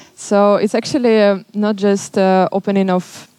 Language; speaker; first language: English; non-native, fluent; Belarusian